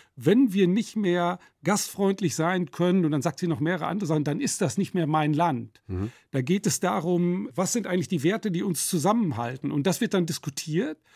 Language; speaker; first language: German; native; German